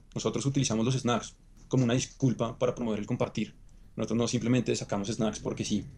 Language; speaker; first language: Spanish; native; Spanish